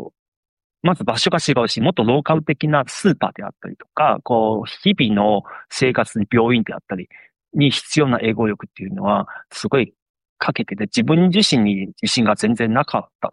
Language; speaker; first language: Japanese; non-native, fluent; Chinese